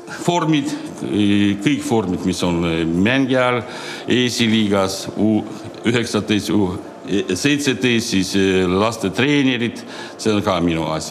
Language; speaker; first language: Estonian; non-native, local second language; Russian